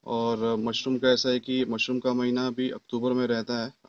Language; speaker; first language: Hindi; native; Hindi